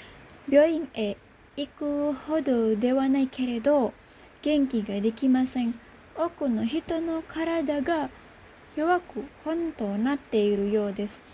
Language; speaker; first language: Japanese; non-native, learner; Indonesian